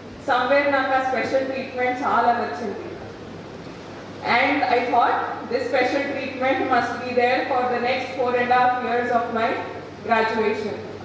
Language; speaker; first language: English; non-native, local second language; Telugu